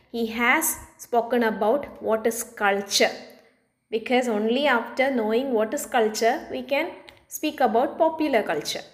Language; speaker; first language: English; non-native, local second language; Malayalam